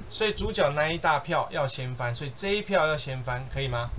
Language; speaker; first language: Chinese; native; Chinese